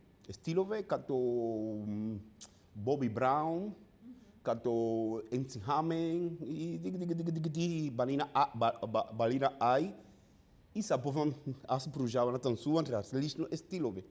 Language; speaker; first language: Bulgarian; non-native, learner; Spanish